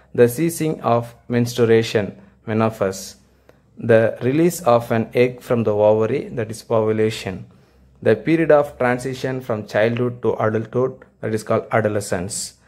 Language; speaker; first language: English; non-native, local second language; Tamil